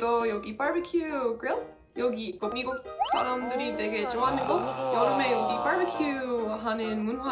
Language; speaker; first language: Korean; non-native, fluent; English